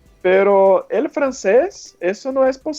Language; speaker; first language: Spanish; non-native, fluent; Portuguese